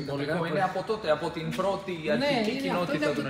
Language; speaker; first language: Greek; native; Greek